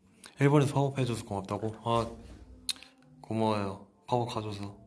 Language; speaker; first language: Korean; native; Korean